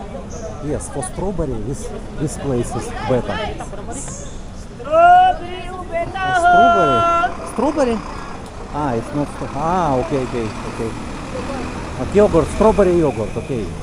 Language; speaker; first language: English; non-native, learner; Russian